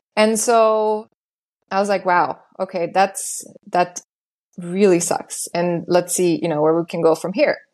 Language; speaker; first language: English; non-native, fluent; German